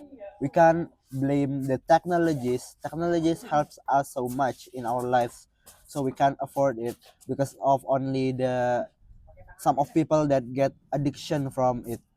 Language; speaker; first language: English; non-native, fluent; Indonesian